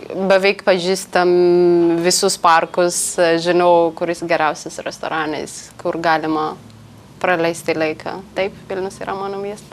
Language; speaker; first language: Lithuanian; non-native, learner; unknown